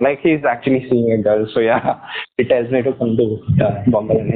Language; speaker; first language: English; non-native, local second language; Bangla